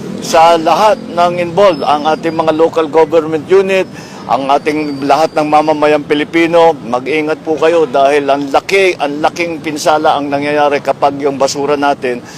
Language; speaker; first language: Filipino; native; Filipino